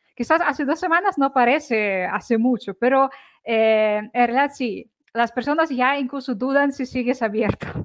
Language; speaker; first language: Spanish; non-native, fluent; Ukrainian